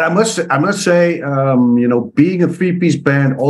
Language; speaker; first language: English; non-native, fluent; Dutch